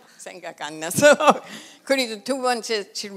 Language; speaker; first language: Korean; non-native, fluent; English